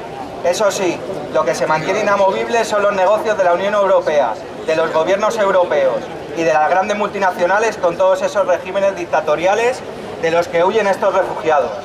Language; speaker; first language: Spanish; native; Spanish